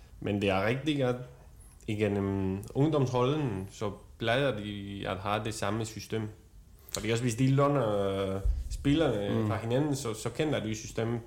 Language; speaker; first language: Danish; non-native, fluent; Spanish